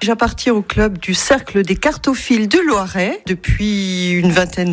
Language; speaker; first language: French; native; French